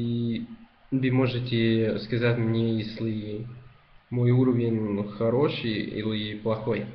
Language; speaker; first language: Russian; non-native, learner; Spanish